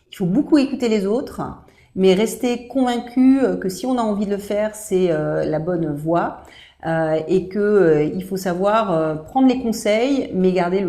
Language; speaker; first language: French; native; French